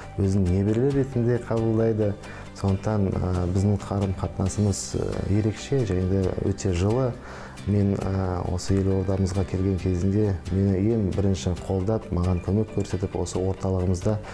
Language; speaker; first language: Kazakh; non-native, local second language; Uzbek